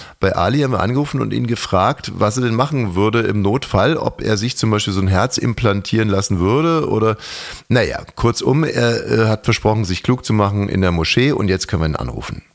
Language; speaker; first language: German; native; German